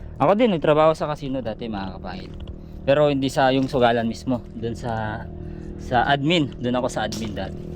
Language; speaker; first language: Filipino; native; Filipino